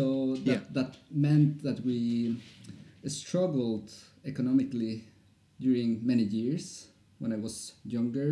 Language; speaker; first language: English; non-native, fluent; Spanish